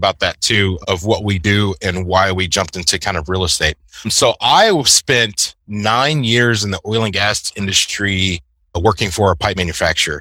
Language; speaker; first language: English; native; English